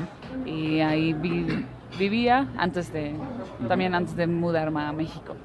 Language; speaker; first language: Spanish; non-native, fluent; Dutch